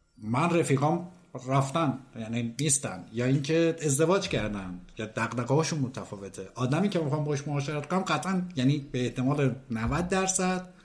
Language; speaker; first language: Persian; native; Persian